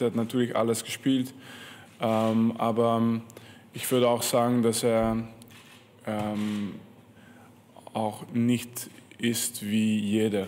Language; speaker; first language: German; non-native, fluent; French